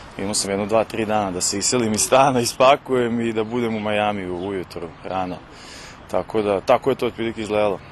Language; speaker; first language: Serbian; native; Serbian